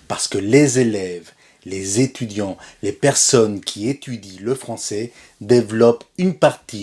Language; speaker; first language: French; non-native, fluent; Spanish